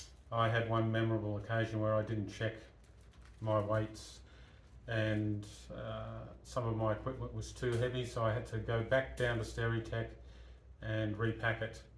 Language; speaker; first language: English; native; English